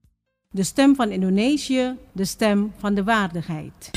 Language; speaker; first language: Dutch; non-native, fluent; Indonesian